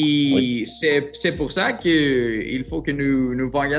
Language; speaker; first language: French; non-native, learner; Greek